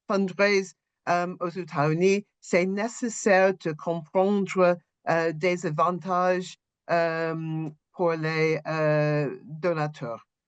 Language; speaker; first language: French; non-native, learner; English